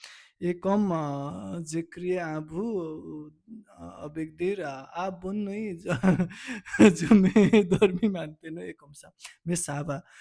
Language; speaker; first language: French; non-native, learner; Nepali